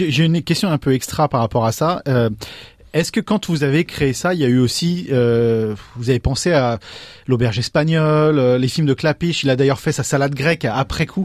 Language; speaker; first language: French; native; French